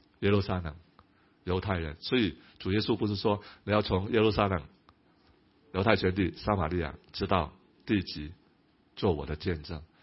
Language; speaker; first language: Chinese; non-native, local second language; Cantonese